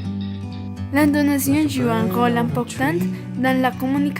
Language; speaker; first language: French; non-native, learner; Spanish